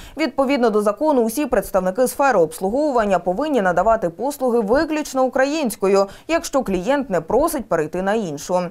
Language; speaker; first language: Ukrainian; native; Ukrainian